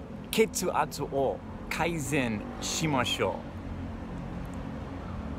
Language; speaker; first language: Japanese; non-native, learner; English